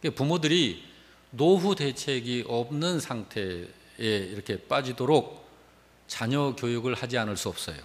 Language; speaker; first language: Korean; native; Korean